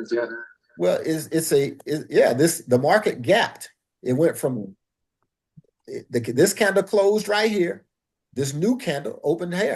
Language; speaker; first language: English; native; English